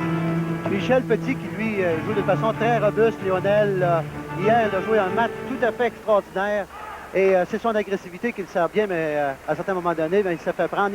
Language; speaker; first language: French; native; French